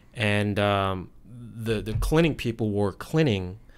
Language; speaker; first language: English; non-native, fluent; Korean